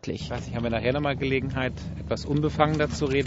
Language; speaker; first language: German; native; German